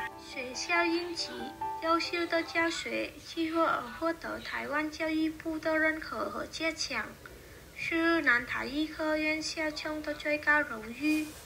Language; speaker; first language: Chinese; non-native, fluent; Vietnamese